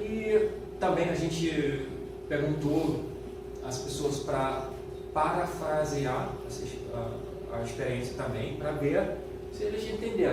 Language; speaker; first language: Portuguese; non-native, fluent; German